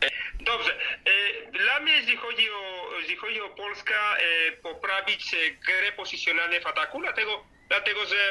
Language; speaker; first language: Polish; non-native, learner; Spanish